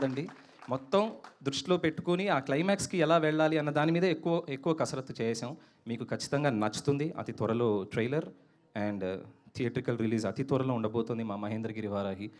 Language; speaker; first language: Telugu; native; Telugu